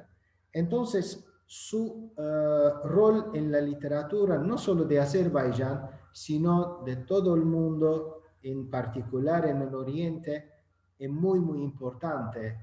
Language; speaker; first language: Spanish; non-native, learner; Azerbaijani